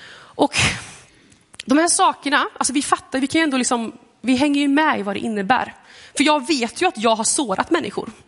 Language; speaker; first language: Swedish; native; Swedish